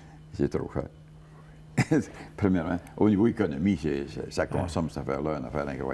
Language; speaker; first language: French; native; French